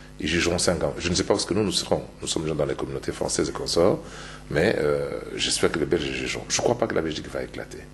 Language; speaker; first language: French; non-native, local second language; Luba-Lulua